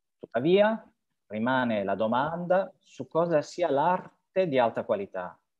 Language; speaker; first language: Italian; non-native, fluent; French